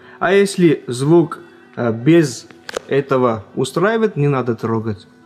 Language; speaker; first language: Russian; non-native, local second language; Armenian